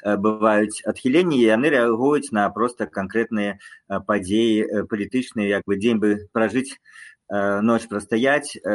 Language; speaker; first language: Belarusian; non-native, local second language; Russian